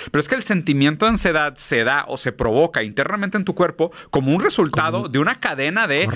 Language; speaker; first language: Spanish; native; Spanish